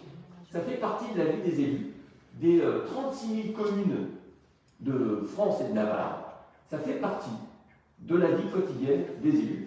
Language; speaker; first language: French; native; French